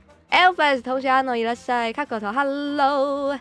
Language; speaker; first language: Japanese; non-native, learner; Cantonese